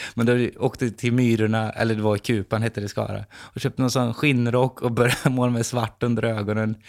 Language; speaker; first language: Swedish; native; Swedish